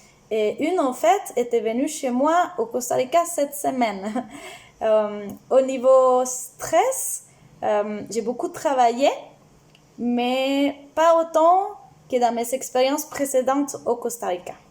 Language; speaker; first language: French; non-native, fluent; Spanish